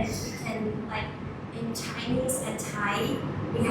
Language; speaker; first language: English; non-native, learner; Malay